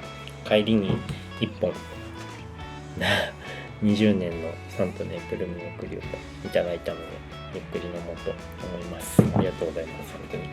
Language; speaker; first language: Japanese; native; Japanese